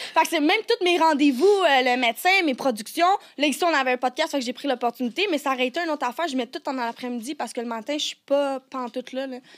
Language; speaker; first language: French; native; French